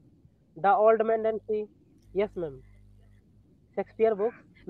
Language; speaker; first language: English; non-native, learner; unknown